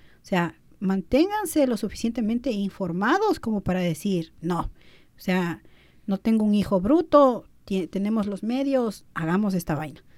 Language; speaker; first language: Spanish; early bilingual, other home language; English